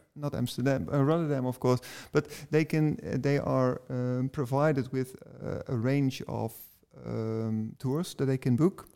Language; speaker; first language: English; non-native, fluent; Dutch